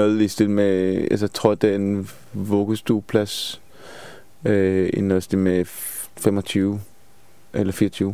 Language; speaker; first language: Danish; non-native, fluent; Hebrew